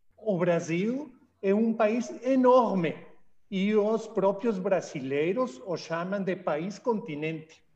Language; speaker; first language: Portuguese; non-native, learner; Spanish